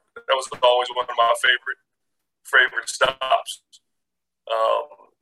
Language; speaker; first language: English; native; English